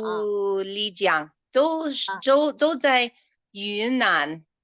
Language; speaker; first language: Chinese; non-native, learner; English